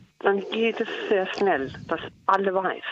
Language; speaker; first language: German; non-native, learner; Icelandic